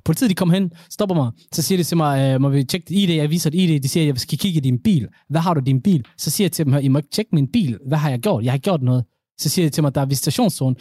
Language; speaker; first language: Danish; early bilingual, other home language; Somali